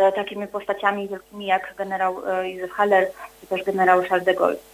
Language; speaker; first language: Polish; native; Polish